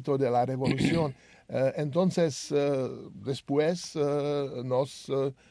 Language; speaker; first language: Spanish; non-native, learner; Czech